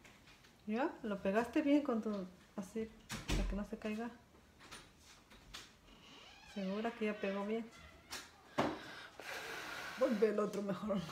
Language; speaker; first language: Spanish; native; Spanish